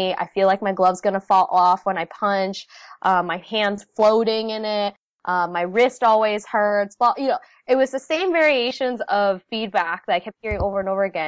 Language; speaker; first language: English; early bilingual, other home language; Vietnamese